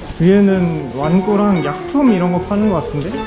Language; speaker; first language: Korean; native; Korean